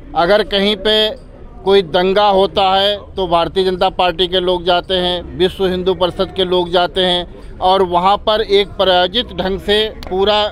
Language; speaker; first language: Hindi; native; Hindi